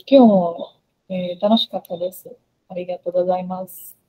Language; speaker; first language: Japanese; non-native, learner; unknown